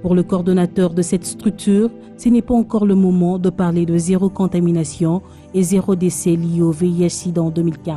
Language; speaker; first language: French; native; French